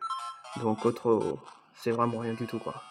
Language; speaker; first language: French; native; French